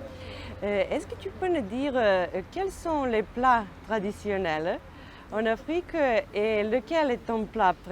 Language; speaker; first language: French; non-native, learner; Serbian